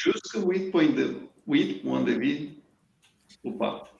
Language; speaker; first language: French; non-native, learner; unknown